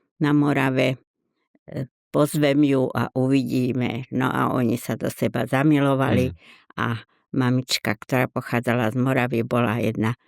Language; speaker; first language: Slovak; native; Slovak